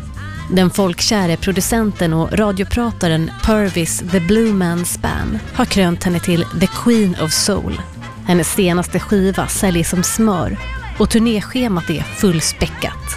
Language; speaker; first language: Swedish; native; Swedish